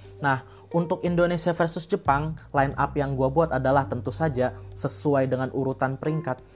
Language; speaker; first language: Indonesian; native; Indonesian